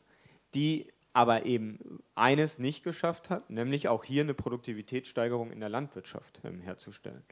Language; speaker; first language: German; native; German